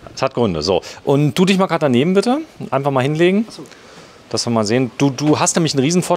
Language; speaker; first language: German; native; German